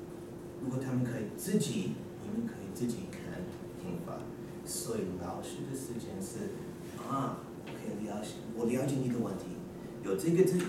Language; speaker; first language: Chinese; non-native, learner; English